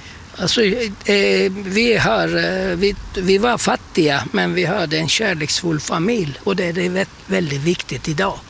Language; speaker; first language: Swedish; non-native, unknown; Turkish